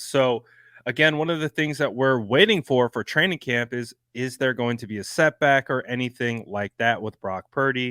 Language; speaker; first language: English; native; English